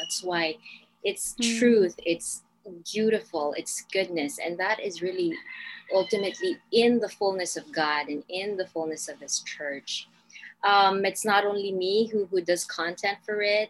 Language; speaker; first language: English; non-native, local second language; Filipino